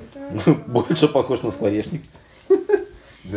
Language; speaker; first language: Russian; native; Russian